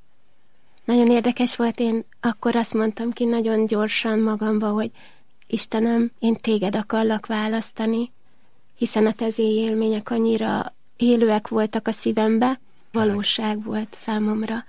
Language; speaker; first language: Hungarian; native; Hungarian